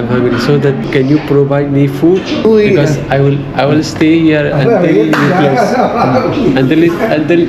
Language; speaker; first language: English; non-native, learner; Burmese